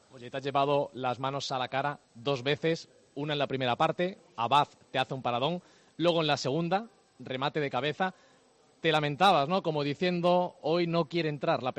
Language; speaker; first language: Spanish; native; Spanish